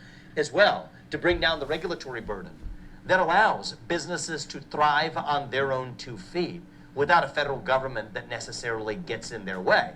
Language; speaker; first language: English; native; English